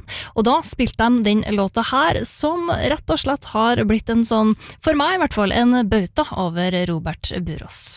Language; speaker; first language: Norwegian; native; Norwegian